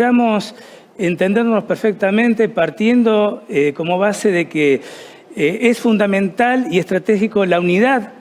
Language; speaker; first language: Spanish; native; Spanish